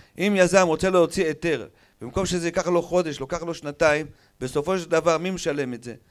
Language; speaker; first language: Hebrew; native; Hebrew